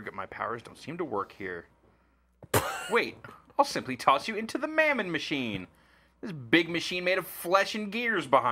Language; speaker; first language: English; native; English